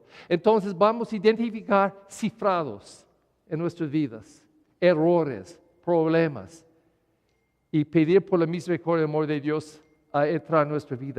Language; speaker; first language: Spanish; non-native, learner; English